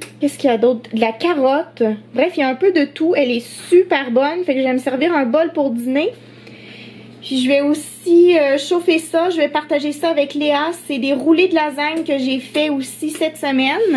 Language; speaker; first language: French; native; French